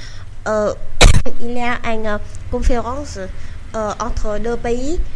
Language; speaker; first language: French; non-native, learner; Vietnamese